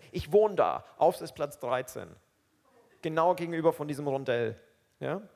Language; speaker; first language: German; native; German